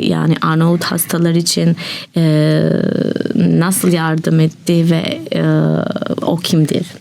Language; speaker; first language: Turkish; non-native, learner; Albanian